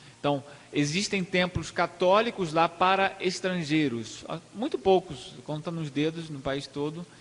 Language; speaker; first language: Portuguese; native; Portuguese